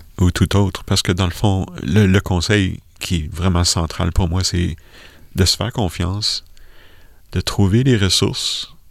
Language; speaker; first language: French; native; French